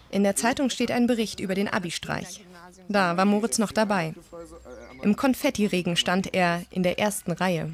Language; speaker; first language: German; native; German